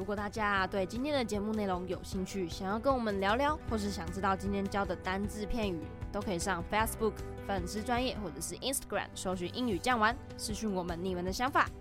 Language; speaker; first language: Chinese; native; Chinese